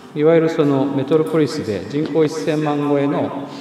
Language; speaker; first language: Japanese; native; Japanese